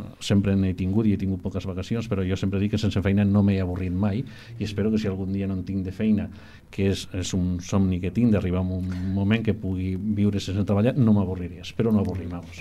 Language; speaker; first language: Catalan; non-native, local second language; Spanish